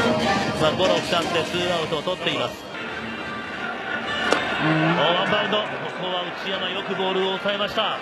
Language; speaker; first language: Japanese; native; Japanese